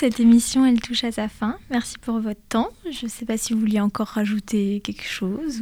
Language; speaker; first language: French; native; French